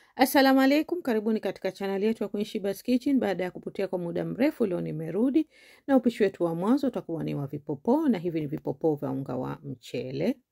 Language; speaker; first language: Swahili; native; Swahili